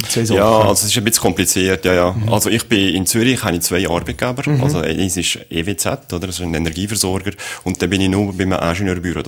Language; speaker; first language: German; native; German